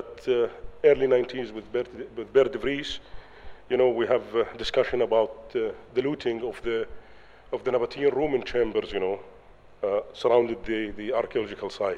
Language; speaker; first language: English; non-native, learner; Arabic